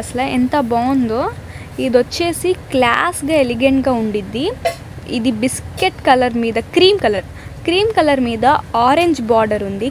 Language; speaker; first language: Telugu; non-native, local second language; Urdu